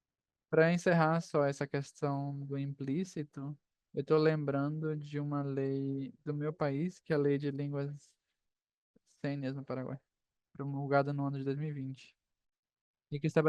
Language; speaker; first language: Portuguese; non-native, fluent; Spanish